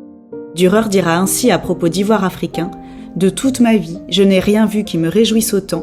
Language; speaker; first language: French; native; French